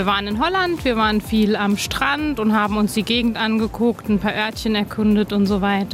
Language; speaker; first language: German; native; German